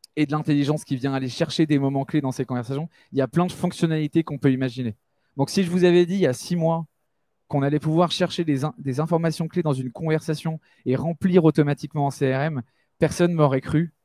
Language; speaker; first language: French; native; French